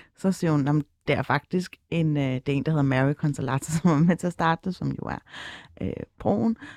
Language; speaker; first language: Danish; early bilingual, other home language; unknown